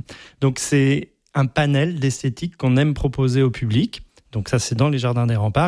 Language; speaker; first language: French; native; French